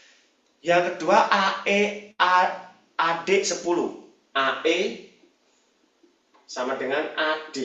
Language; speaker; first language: Indonesian; native; Indonesian